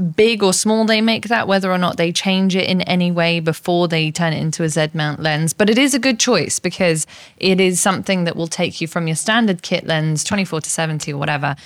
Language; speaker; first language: English; native; English